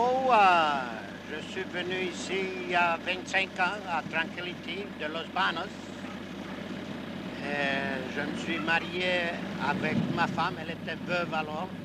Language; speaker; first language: French; non-native, local second language; Basque